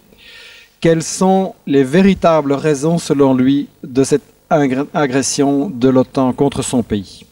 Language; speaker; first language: French; native; French